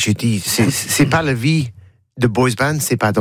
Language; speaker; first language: French; non-native, learner; English